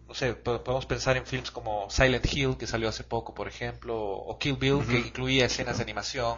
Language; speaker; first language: Spanish; native; Spanish